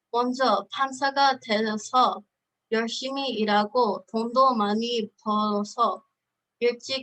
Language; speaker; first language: Korean; early bilingual, heritage; Korean